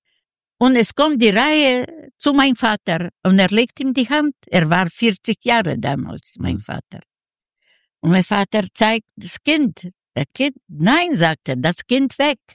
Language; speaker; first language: German; non-native, learner; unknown